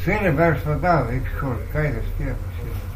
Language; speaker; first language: Estonian; non-native, local second language; Russian